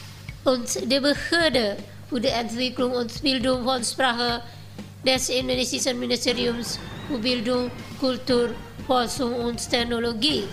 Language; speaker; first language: German; non-native, fluent; Indonesian